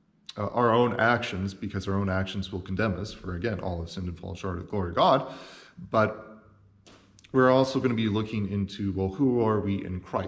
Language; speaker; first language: English; native; English